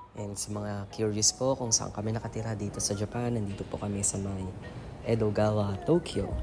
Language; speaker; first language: Filipino; non-native, local second language; Iloko